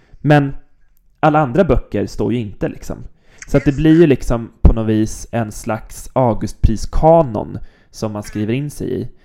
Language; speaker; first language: Swedish; native; Swedish